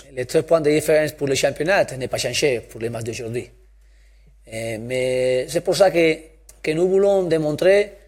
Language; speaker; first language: French; non-native, learner; Spanish